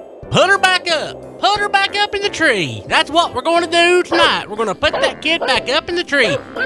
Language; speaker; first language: English; native; English